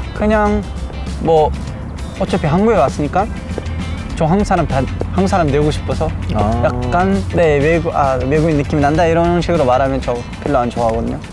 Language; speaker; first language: Korean; non-native, fluent; Uzbek